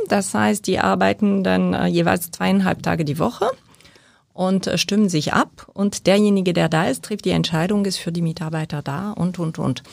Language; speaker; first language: German; non-native, fluent; French